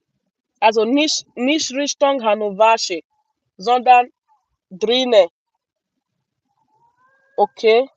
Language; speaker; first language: German; non-native, learner; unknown